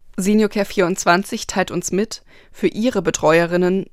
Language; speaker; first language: German; native; German